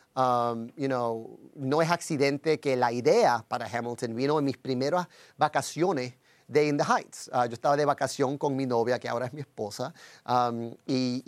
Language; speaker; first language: Spanish; early bilingual, heritage; Spanish